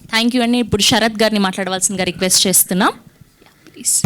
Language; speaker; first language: Telugu; native; Telugu